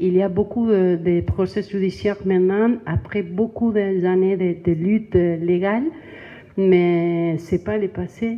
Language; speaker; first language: French; non-native, learner; Spanish